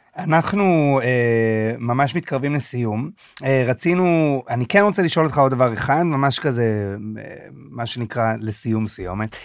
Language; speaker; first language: Hebrew; early bilingual, heritage; Hebrew